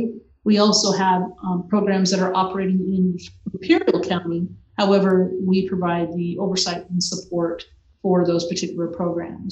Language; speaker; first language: English; native; English